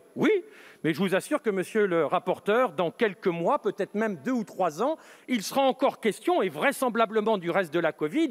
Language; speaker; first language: French; native; French